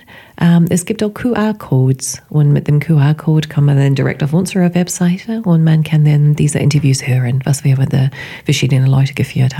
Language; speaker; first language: German; non-native, fluent; English